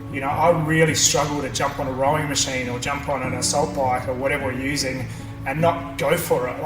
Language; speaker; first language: English; native; English